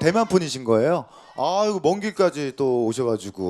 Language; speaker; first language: Korean; native; Korean